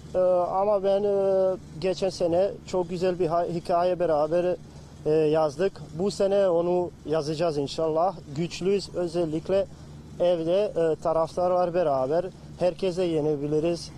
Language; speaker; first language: Turkish; non-native, learner; Bosnian